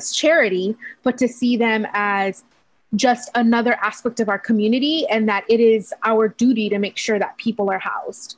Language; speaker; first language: English; native; English